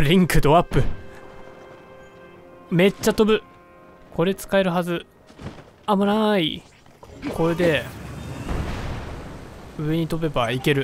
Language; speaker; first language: Japanese; native; Japanese